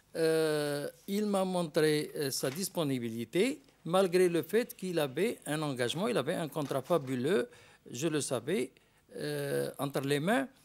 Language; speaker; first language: French; non-native, local second language; Arabic